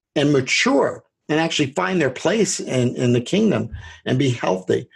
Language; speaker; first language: English; native; English